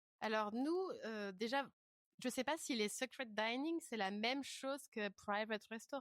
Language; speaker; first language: French; native; French